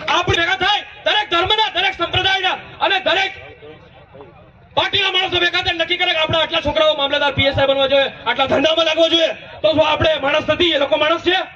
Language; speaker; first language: Gujarati; non-native, local second language; Bhili